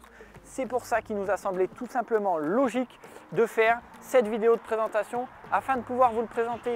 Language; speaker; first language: French; native; French